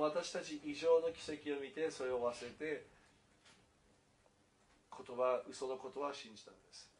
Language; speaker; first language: Japanese; non-native, fluent; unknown